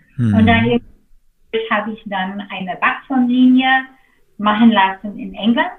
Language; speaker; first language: German; non-native, fluent; English